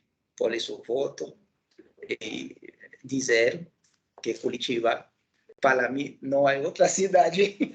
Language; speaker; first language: Portuguese; non-native, local second language; Haitian Creole